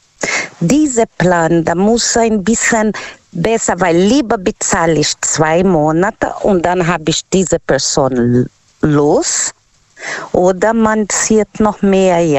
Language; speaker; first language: German; non-native, learner; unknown